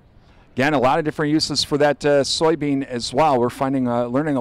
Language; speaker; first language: English; native; English